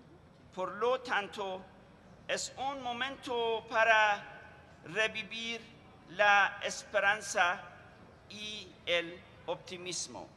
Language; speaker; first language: Spanish; non-native, fluent; Persian